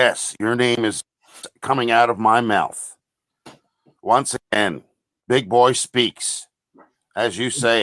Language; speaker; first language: English; native; English